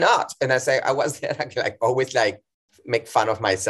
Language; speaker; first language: English; non-native, fluent; Spanish